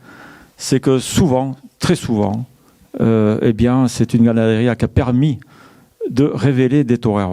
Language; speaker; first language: French; native; French